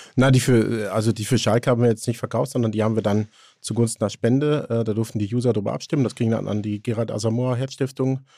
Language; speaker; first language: German; native; German